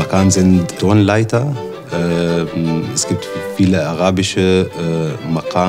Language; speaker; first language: German; non-native, learner; Arabic